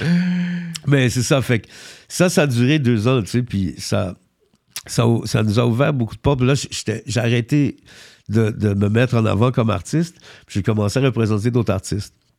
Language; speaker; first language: French; early bilingual, heritage; French